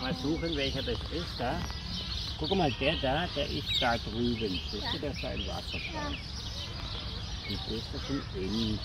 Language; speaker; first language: German; native; German